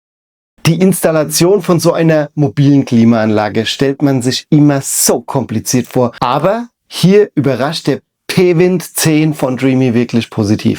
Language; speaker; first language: German; native; German